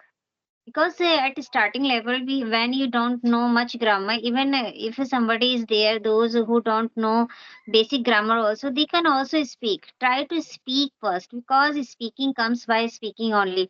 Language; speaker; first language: English; non-native, local second language; Hindi